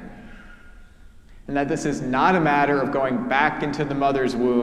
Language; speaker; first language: English; native; English